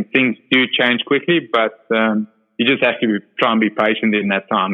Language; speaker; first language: English; non-native, local second language; Afrikaans